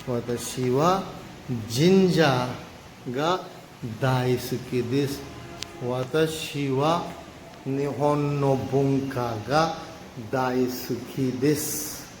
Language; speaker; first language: Japanese; non-native, fluent; Urdu